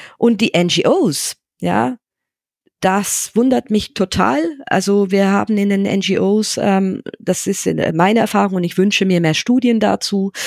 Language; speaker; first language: German; non-native, fluent; English